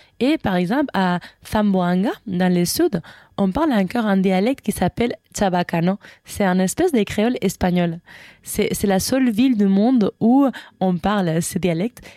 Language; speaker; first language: French; non-native, fluent; Spanish